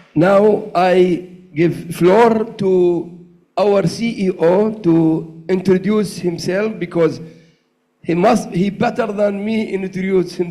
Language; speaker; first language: English; non-native, learner; Arabic